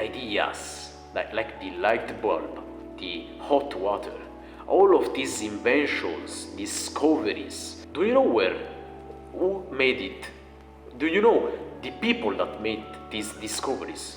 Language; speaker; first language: English; non-native, fluent; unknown